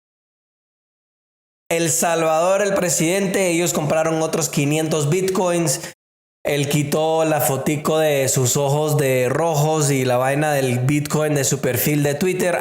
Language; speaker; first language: Spanish; native; Spanish